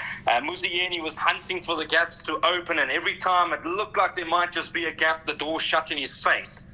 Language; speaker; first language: English; native; English